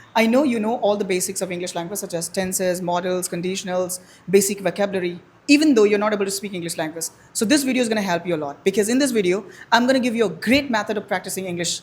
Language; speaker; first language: English; non-native, fluent; Hindi